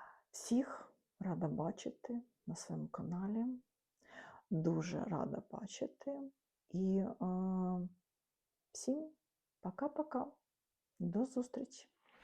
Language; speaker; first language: Ukrainian; non-native, local second language; Russian